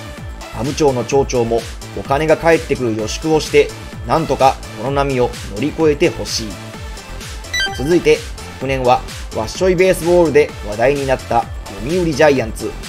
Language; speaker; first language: Japanese; native; Japanese